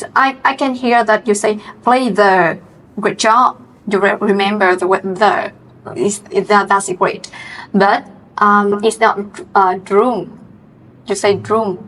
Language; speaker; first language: English; non-native, fluent; Vietnamese